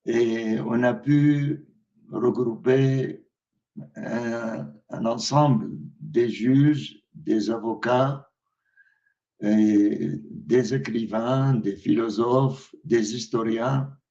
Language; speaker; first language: French; non-native, fluent; Arabic